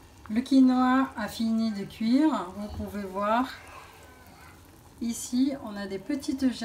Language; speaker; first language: French; native; French